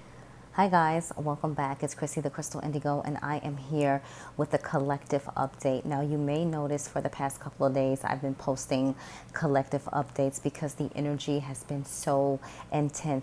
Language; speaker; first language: English; native; English